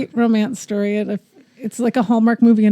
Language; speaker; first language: English; native; English